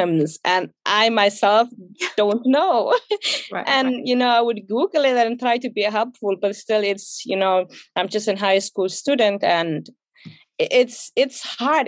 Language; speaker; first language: English; non-native, fluent; Somali